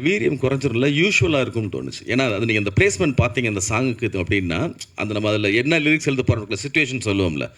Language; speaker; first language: Tamil; native; Tamil